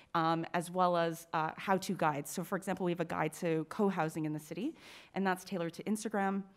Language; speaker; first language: English; native; English